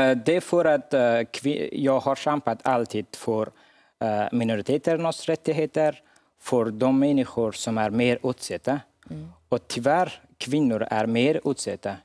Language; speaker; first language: Swedish; non-native, fluent; Hazaragi